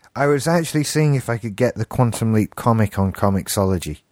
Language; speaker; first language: English; native; English